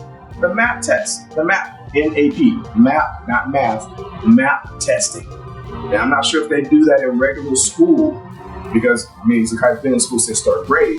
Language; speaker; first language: English; native; English